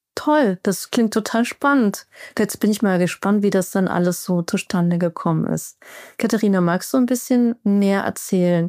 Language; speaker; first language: German; native; German